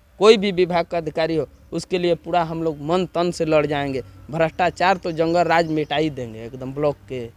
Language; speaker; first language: Hindi; non-native, local second language; Bhojpuri